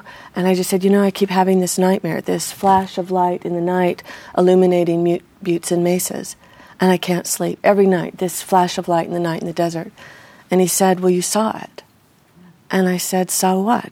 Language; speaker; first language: English; native; English